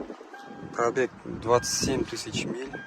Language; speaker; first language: Russian; non-native, local second language; Kazakh